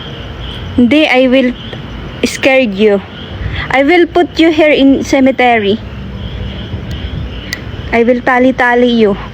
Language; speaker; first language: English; non-native, learner; Filipino